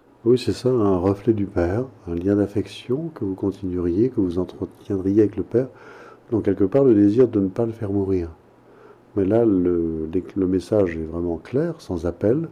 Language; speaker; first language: French; native; French